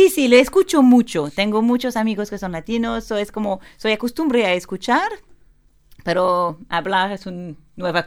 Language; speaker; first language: Spanish; non-native, learner; French